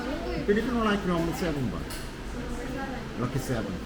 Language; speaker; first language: English; non-native, learner; Korean